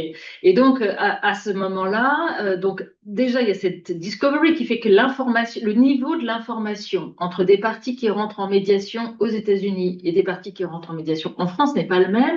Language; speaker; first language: French; native; French